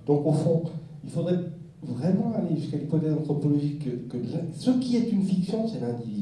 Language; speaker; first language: French; native; French